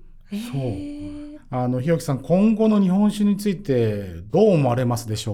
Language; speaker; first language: Japanese; native; Japanese